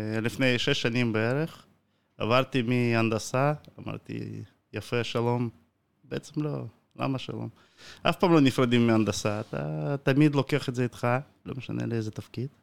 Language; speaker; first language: Hebrew; non-native, fluent; Russian